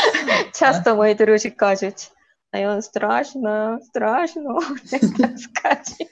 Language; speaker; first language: Ukrainian; non-native, learner; Korean